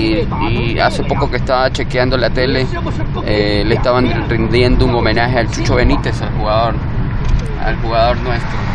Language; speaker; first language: Spanish; native; Spanish